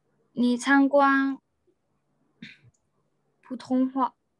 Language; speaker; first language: Chinese; non-native, learner; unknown